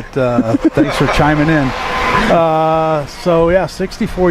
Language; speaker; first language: English; native; English